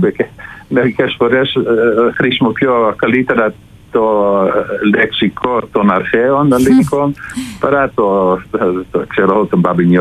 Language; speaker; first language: Greek; non-native, fluent; Dutch